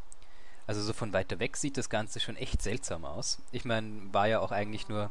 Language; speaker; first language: German; native; German